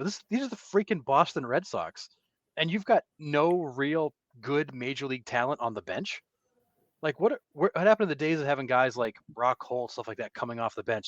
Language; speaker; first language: English; native; English